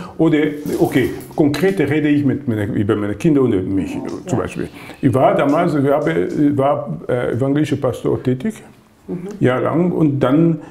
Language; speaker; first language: German; non-native, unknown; Lingala